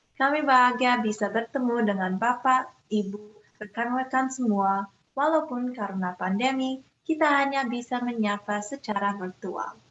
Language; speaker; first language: Indonesian; early bilingual, heritage; Indonesian